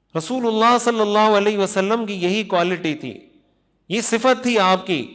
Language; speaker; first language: Urdu; non-native, local second language; Pashto